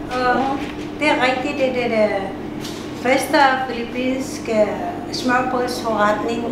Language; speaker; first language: Danish; non-native, learner; Filipino